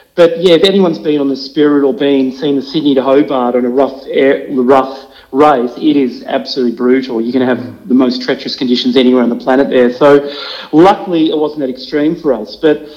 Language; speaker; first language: English; native; English